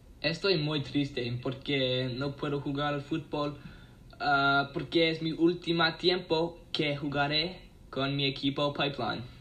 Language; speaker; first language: Spanish; non-native, learner; English